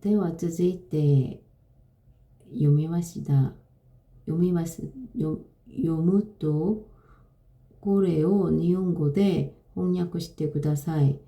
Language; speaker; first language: Japanese; non-native, learner; Korean